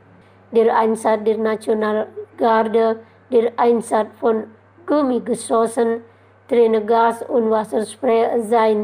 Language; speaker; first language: German; non-native, fluent; Indonesian